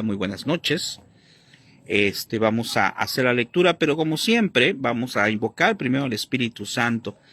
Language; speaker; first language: Spanish; native; Spanish